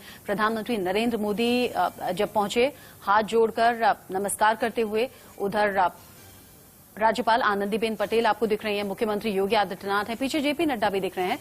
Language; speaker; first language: Hindi; native; Hindi